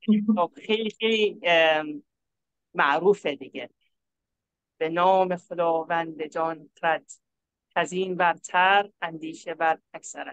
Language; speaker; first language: Persian; non-native, fluent; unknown